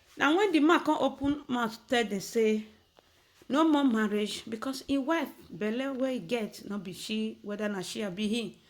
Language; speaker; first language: Nigerian Pidgin; native; Nigerian Pidgin